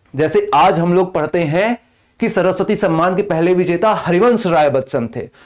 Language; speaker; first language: Hindi; native; Hindi